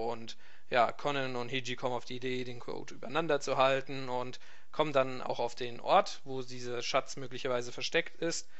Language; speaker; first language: German; native; German